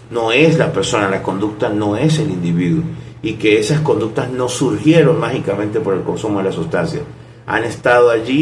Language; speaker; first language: Spanish; native; Spanish